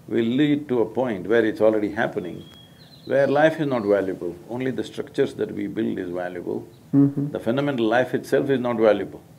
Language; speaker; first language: English; non-native, local second language; Kannada